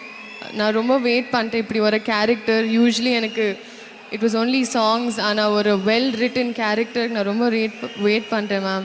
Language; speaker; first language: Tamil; non-native, learner; Telugu